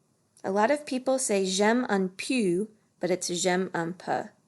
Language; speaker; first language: French; non-native, fluent; English